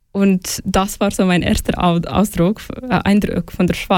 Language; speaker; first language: German; non-native, fluent; Ukrainian